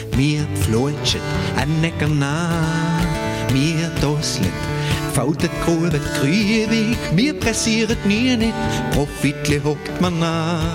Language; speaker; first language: German; native; German